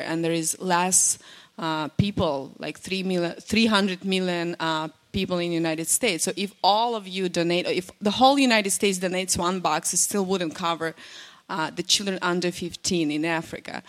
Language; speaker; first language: English; non-native, fluent; Russian